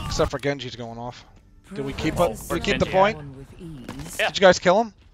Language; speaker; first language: English; native; English